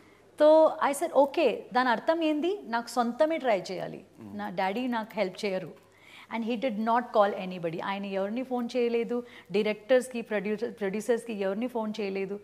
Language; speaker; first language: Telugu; early bilingual, heritage; Telugu